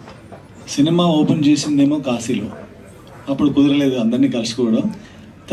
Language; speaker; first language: Telugu; native; Telugu